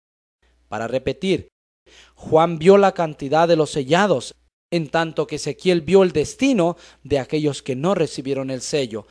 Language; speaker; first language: Spanish; native; Spanish